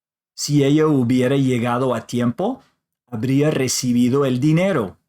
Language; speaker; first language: Spanish; non-native, fluent; English